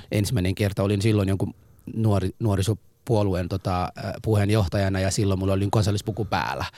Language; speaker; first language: Finnish; non-native, fluent; Somali